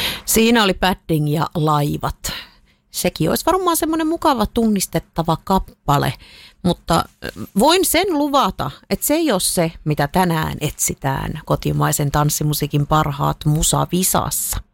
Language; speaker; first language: Finnish; native; Finnish